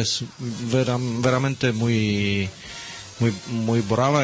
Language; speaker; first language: Spanish; non-native, learner; Italian